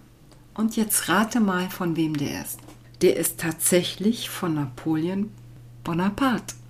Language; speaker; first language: German; native; German